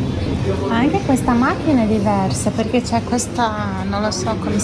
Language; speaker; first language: Italian; non-native, fluent; Portuguese